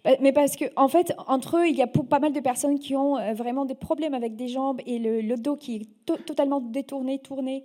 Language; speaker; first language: French; non-native, fluent; Russian